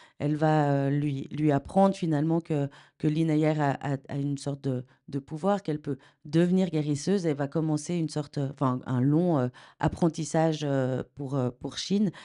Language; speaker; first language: French; native; French